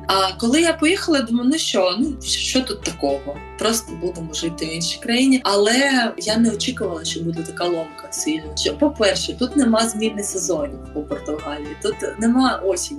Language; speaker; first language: Ukrainian; native; Ukrainian